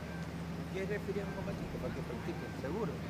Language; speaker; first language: Spanish; native; Spanish